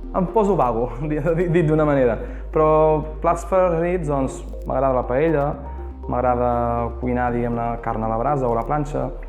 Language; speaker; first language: Catalan; early bilingual, other home language; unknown